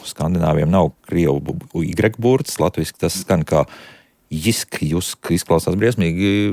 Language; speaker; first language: Latvian; native; Latvian